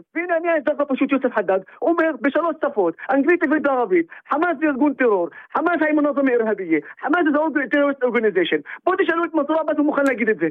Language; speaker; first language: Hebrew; non-native, local second language; Arabic